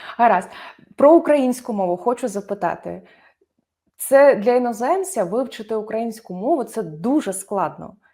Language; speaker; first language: Ukrainian; native; Ukrainian